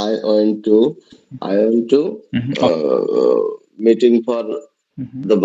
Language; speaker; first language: English; non-native, learner; Bangla